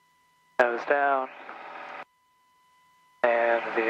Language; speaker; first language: English; native; English